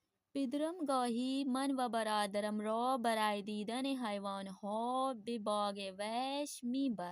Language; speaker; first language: Persian; non-native, fluent; Urdu